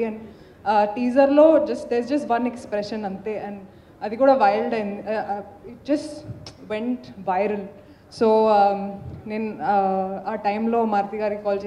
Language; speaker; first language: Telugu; non-native, local second language; Hindi